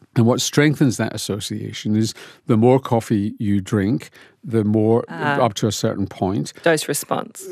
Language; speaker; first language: English; native; English